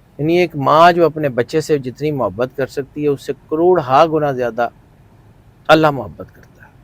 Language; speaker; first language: Urdu; non-native, local second language; Punjabi